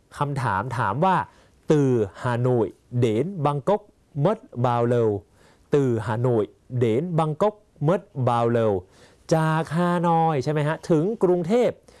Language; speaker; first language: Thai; native; Thai